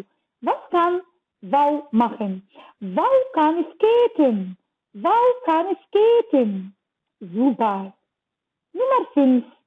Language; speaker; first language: German; non-native, learner; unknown